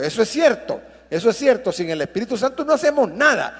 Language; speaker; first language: Spanish; native; Spanish